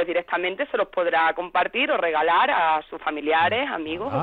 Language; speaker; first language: Spanish; native; Spanish